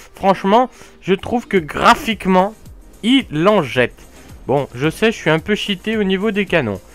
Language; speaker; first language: French; native; French